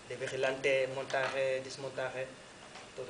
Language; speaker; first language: Spanish; non-native, learner; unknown